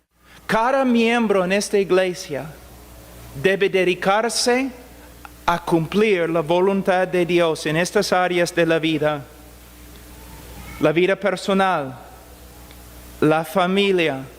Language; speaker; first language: Spanish; non-native, fluent; English